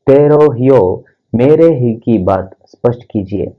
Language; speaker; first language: Hindi; non-native, local second language; Kannada